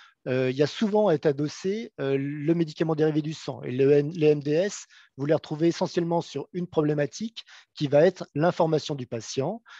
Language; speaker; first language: French; native; French